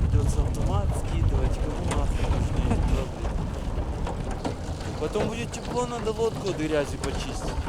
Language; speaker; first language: Russian; native; Russian